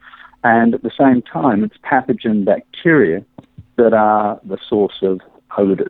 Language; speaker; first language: English; native; English